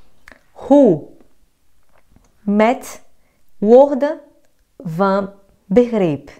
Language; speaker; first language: Dutch; non-native, fluent; Portuguese